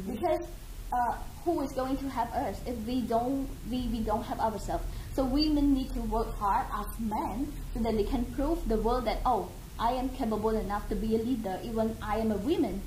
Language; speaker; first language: English; non-native, fluent; Khmer